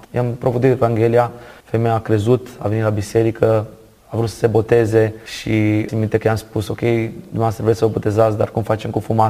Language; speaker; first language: Romanian; native; Romanian